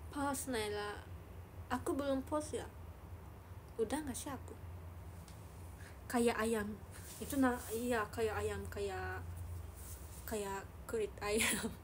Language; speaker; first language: Indonesian; non-native, learner; Japanese